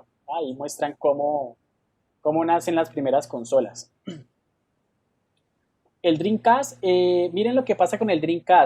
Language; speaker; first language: Spanish; native; Spanish